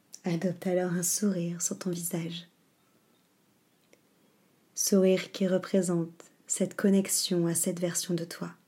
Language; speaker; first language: French; native; French